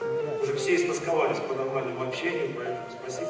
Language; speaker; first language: Russian; native; Russian